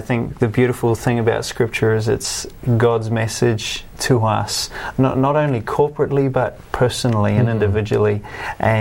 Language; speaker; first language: English; native; English